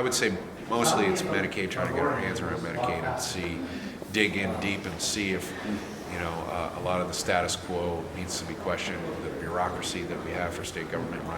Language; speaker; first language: English; native; English